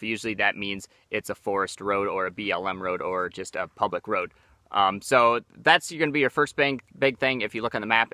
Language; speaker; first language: English; native; English